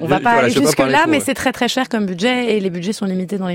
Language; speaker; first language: French; native; French